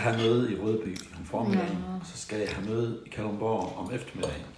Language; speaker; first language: Danish; native; Danish